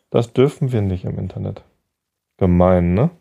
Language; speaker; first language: German; native; German